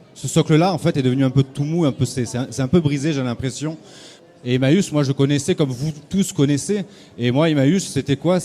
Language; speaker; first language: French; native; French